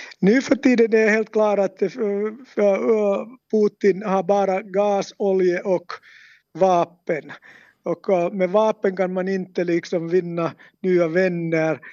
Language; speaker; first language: Swedish; non-native, local second language; Finnish